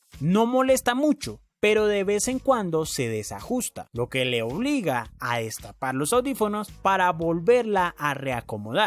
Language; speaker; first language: Spanish; native; Spanish